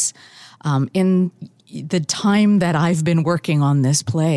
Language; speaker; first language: English; native; English